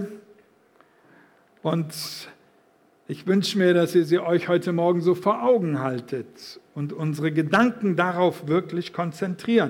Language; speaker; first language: German; native; German